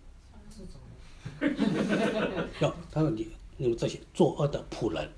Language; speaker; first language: Chinese; native; Chinese